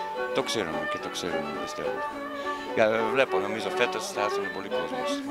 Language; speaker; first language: Greek; non-native, learner; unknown